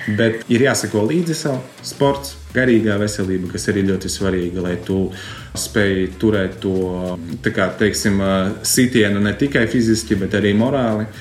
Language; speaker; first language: Latvian; non-native, local second language; Russian